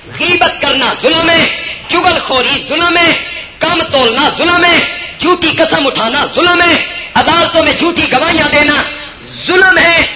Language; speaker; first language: Urdu; non-native, local second language; Punjabi